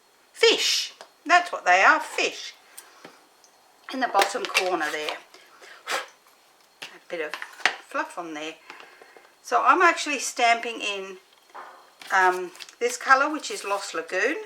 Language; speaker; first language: English; native; English